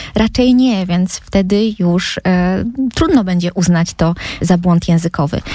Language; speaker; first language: Polish; native; Polish